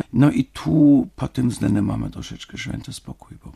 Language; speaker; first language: Polish; non-native, fluent; German